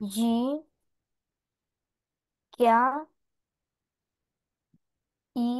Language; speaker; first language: Russian; native; Russian